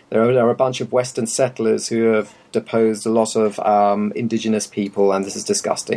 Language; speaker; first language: English; native; English